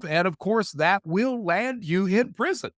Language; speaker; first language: English; native; English